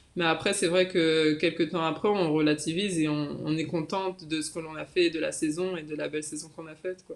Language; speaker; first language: French; native; French